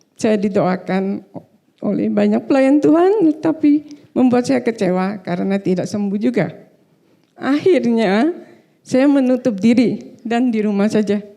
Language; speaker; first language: Indonesian; native; Indonesian